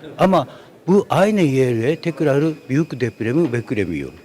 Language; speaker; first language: Turkish; non-native, learner; Japanese